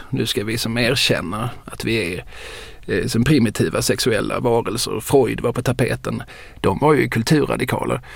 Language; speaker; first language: Swedish; native; Swedish